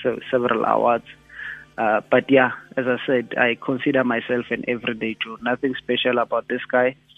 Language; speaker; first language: English; non-native, local second language; Xhosa